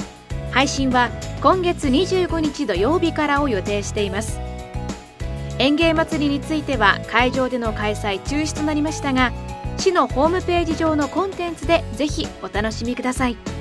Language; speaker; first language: Japanese; native; Japanese